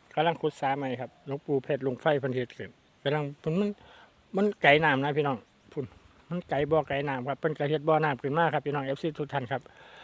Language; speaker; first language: Thai; native; Thai